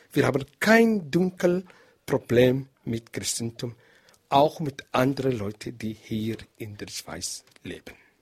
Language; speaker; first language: German; non-native, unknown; Arabic